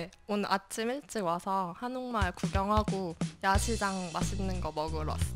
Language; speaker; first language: Korean; native; Korean